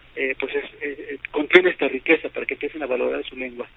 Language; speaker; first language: Spanish; non-native, local second language; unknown